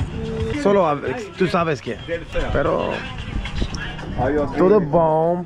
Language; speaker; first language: Spanish; non-native, learner; Swedish